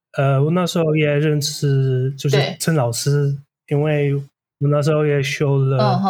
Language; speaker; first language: Chinese; non-native, fluent; Dutch